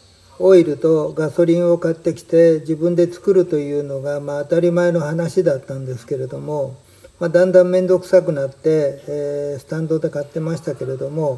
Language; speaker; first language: Japanese; native; Japanese